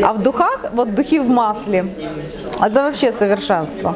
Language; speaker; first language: Russian; native; Russian